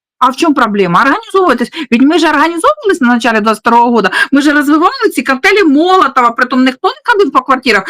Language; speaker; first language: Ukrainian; non-native, local second language; Russian